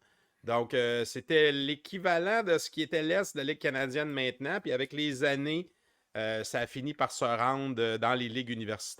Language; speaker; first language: French; native; French